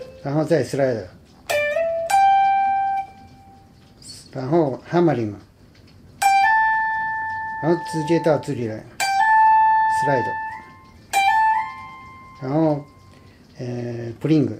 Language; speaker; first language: Chinese; non-native, fluent; Japanese